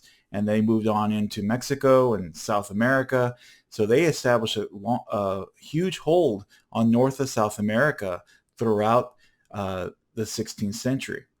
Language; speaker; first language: English; native; English